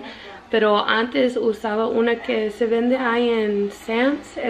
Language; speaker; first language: Spanish; early bilingual, heritage; Spanish